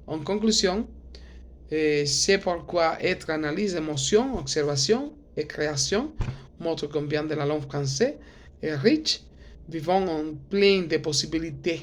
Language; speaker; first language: French; non-native, learner; Spanish